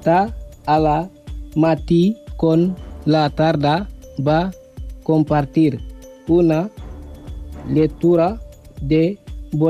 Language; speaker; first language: Catalan; non-native, learner; Spanish